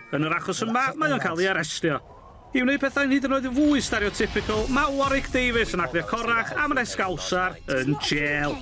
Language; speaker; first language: Welsh; native; Welsh